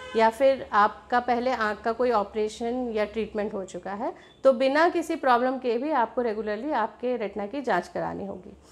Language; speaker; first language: Hindi; native; Hindi